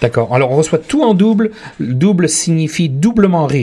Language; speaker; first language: French; native; French